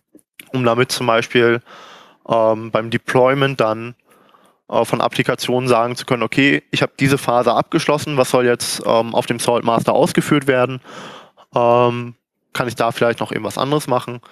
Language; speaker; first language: German; native; German